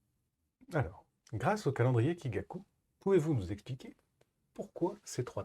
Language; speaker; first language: French; native; French